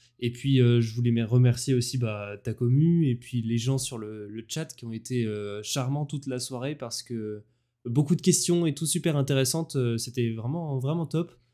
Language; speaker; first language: French; native; French